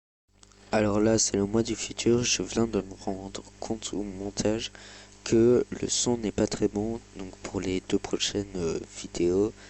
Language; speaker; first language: French; native; French